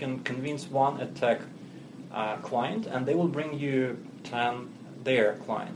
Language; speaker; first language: English; non-native, fluent; Russian